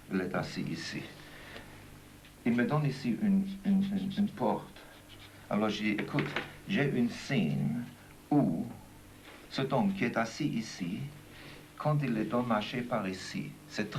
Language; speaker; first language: French; non-native, fluent; German